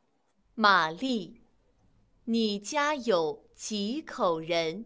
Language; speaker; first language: Chinese; non-native, learner; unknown